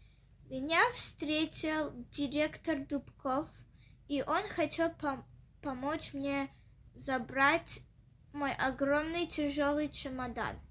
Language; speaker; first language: Russian; early bilingual, heritage; Russian